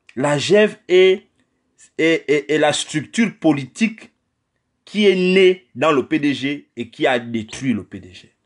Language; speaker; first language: French; non-native, local second language; Fang